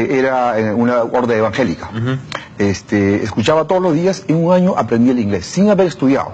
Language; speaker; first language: Spanish; non-native, local second language; Shipibo-Conibo